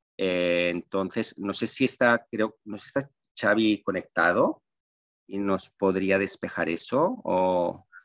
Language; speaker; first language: Spanish; non-native, local second language; Catalan